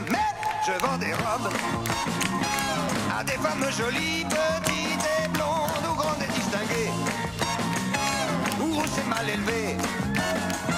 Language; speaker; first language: French; native; French